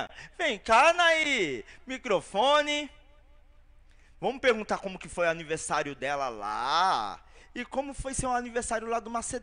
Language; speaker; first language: Portuguese; native; Portuguese